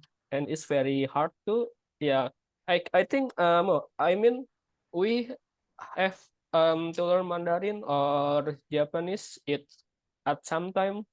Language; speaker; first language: English; non-native, learner; Indonesian